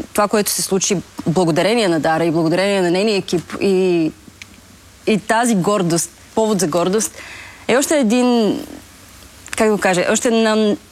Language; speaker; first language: Bulgarian; native; Bulgarian